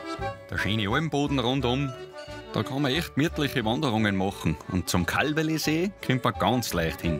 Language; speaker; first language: German; native; German